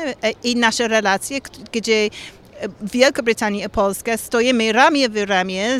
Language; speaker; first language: Polish; non-native, learner; English